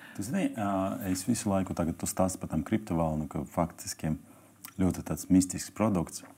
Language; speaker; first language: Latvian; non-native, local second language; Russian